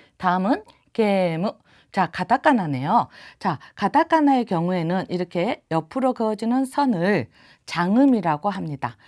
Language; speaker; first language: Korean; native; Korean